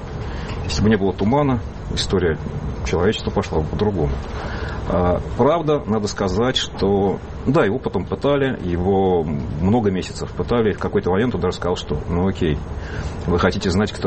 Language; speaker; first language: Russian; native; Russian